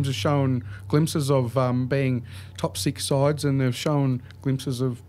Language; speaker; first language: English; native; English